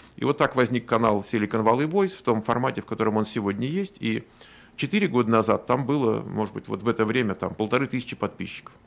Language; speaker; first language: Russian; native; Russian